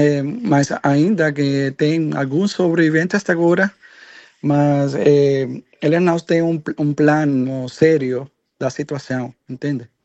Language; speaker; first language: Portuguese; non-native, learner; Spanish